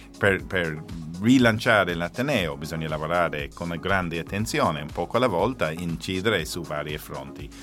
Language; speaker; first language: Italian; non-native, fluent; English